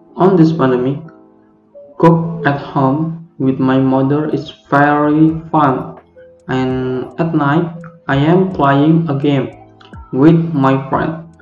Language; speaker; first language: English; non-native, learner; Indonesian